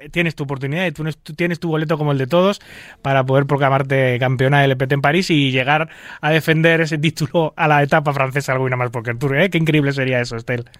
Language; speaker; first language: Spanish; native; Spanish